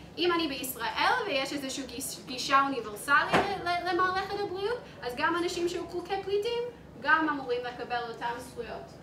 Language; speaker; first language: Hebrew; non-native, fluent; English